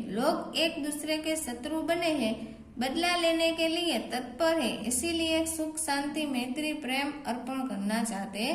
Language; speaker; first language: Hindi; non-native, local second language; Gujarati